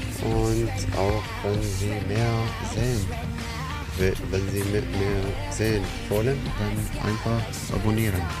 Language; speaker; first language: German; non-native, learner; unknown